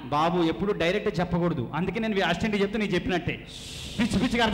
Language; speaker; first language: Telugu; native; Telugu